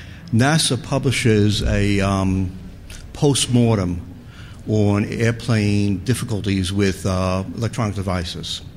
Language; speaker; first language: English; native; English